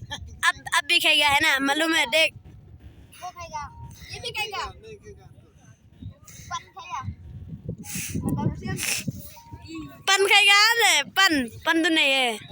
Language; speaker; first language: Hindi; non-native, local second language; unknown